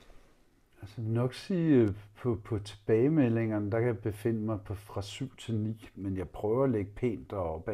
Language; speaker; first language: Danish; native; Danish